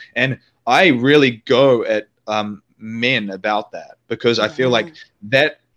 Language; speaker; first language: English; native; English